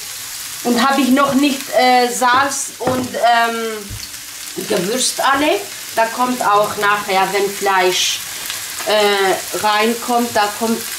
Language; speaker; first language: German; non-native, local second language; Kurdish